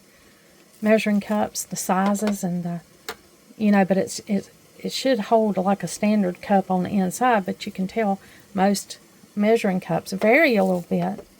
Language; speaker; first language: English; native; English